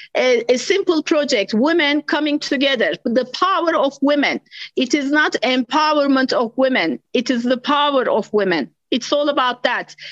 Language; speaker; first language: English; non-native, fluent; Turkish